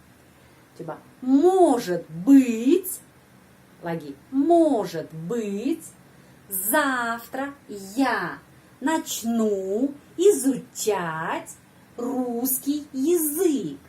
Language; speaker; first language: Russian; non-native, fluent; Indonesian